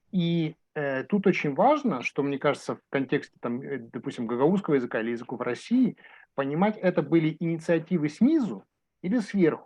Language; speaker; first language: Russian; native; Russian